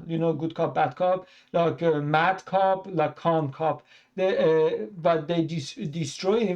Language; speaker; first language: English; non-native, fluent; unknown